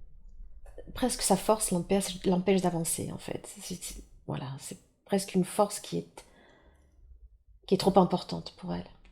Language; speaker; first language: French; native; French